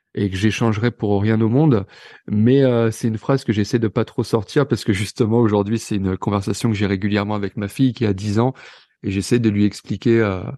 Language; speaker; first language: French; native; French